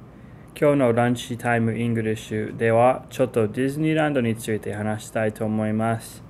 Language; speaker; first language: Japanese; non-native, fluent; English